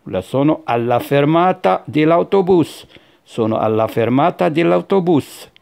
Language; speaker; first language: Italian; non-native, fluent; Arabic